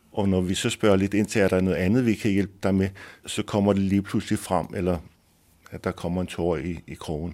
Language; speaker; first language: Danish; native; Danish